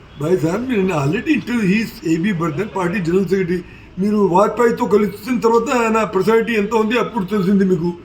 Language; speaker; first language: Telugu; non-native, local second language; Urdu